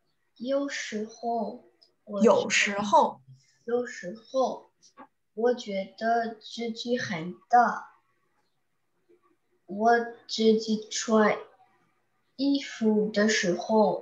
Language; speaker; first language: Chinese; early bilingual, heritage; Chinese